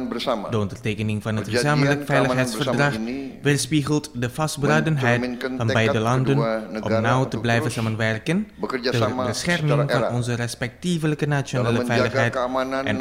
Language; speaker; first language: Dutch; non-native, fluent; Indonesian